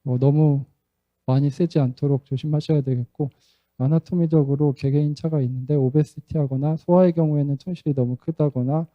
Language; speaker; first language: Korean; native; Korean